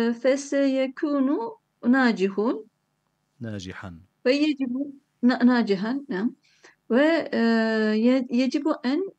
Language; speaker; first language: Arabic; non-native, learner; Turkish